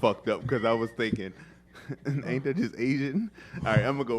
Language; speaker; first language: English; native; English